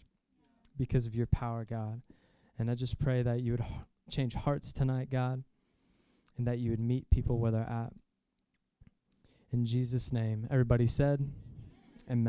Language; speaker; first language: English; native; English